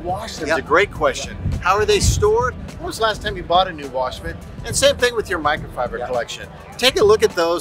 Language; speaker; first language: English; native; English